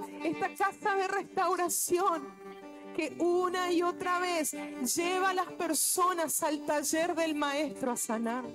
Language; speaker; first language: Spanish; native; Spanish